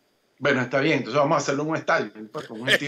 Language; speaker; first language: Spanish; native; Spanish